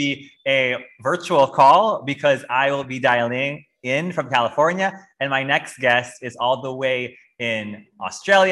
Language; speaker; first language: English; non-native, local second language; Filipino